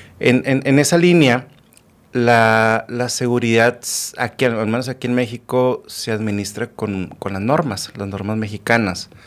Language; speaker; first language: Spanish; native; Spanish